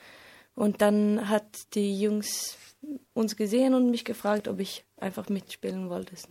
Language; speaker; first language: German; non-native, fluent; Swedish